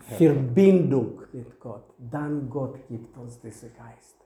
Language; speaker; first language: German; non-native, learner; Russian